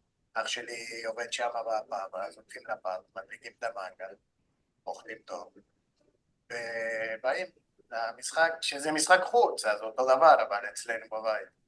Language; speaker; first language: Hebrew; non-native, fluent; Spanish